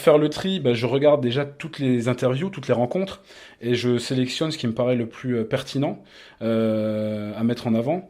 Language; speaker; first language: French; native; French